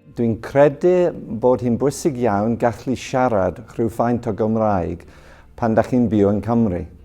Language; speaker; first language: Welsh; non-native, fluent; English